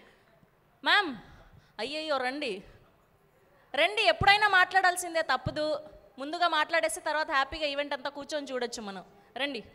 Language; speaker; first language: Telugu; native; Telugu